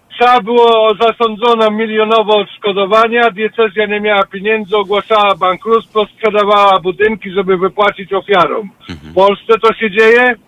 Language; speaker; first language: Polish; native; Polish